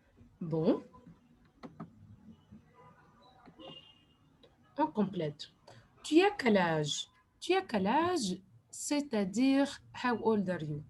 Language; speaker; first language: French; non-native, fluent; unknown